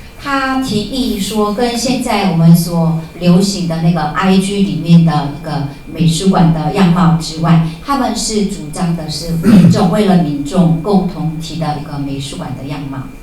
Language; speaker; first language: Chinese; native; Chinese